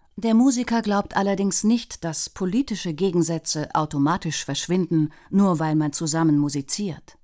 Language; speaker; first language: German; native; German